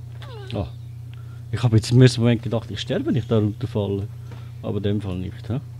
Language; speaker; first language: German; native; German